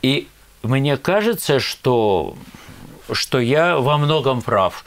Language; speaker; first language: Russian; native; Russian